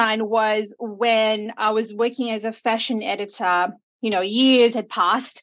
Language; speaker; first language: English; native; English